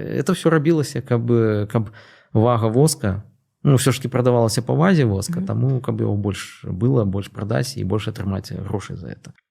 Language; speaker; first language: Belarusian; non-native, local second language; Russian